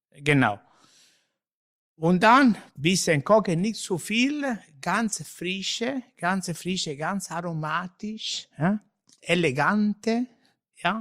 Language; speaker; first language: German; non-native, learner; Italian